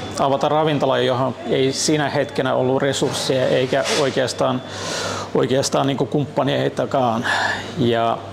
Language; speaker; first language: Finnish; early bilingual, other home language; Russian